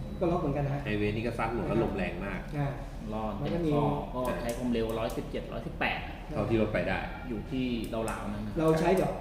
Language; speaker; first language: Thai; native; Thai